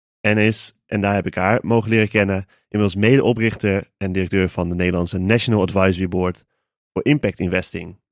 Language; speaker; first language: Dutch; native; Dutch